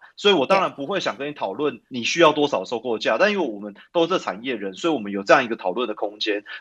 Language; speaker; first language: Chinese; native; Chinese